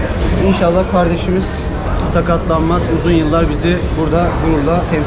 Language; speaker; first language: Turkish; native; Turkish